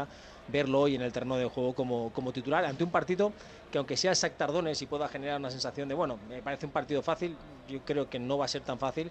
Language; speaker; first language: Spanish; native; Spanish